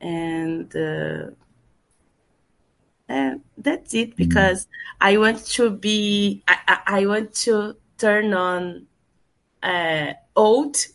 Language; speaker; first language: English; non-native, learner; Portuguese